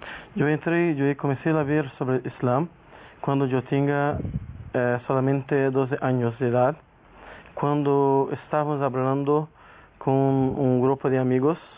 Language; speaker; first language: Spanish; non-native, learner; Portuguese